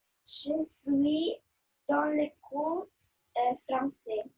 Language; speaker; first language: French; non-native, learner; Albanian